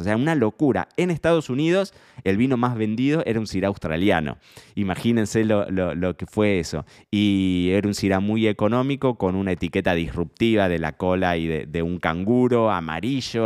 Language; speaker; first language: Spanish; native; Spanish